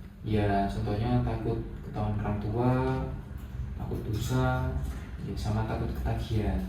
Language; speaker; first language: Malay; non-native, fluent; Indonesian